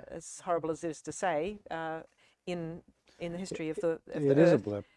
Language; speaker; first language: English; native; English